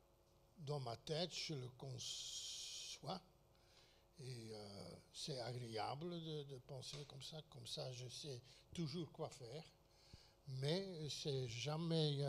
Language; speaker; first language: French; non-native, fluent; Dutch